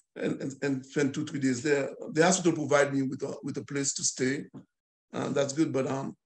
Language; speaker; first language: English; non-native, fluent; Haitian Creole